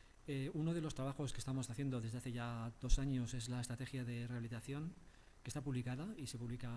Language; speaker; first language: Spanish; native; Spanish